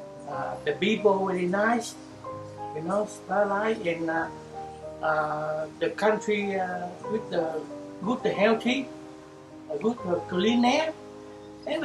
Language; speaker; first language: English; non-native, learner; Vietnamese